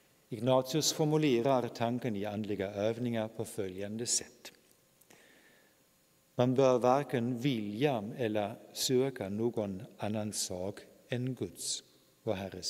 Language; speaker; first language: Swedish; non-native, fluent; German